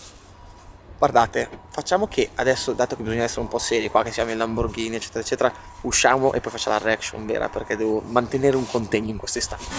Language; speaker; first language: Italian; native; Italian